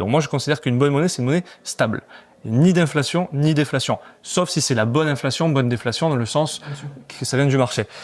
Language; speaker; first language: French; native; French